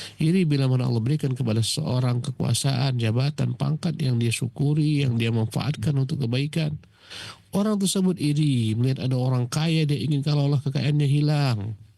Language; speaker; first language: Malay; native; Malay